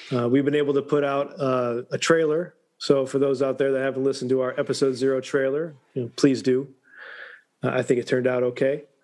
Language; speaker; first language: English; native; English